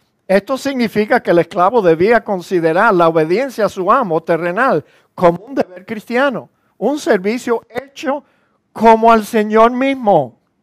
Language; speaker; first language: Spanish; native; Spanish